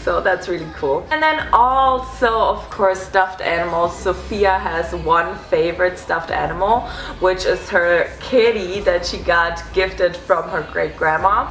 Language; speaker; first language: English; non-native, fluent; German